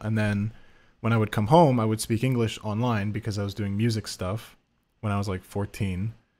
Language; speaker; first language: English; early bilingual, other home language; French